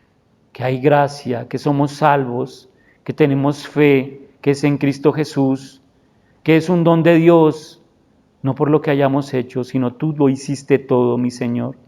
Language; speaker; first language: Spanish; native; Spanish